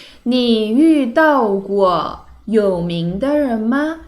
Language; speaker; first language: Chinese; non-native, fluent; Korean